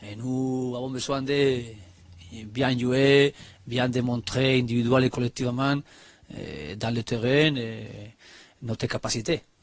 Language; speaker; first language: French; non-native, learner; Spanish